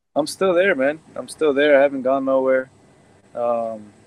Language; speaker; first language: English; native; English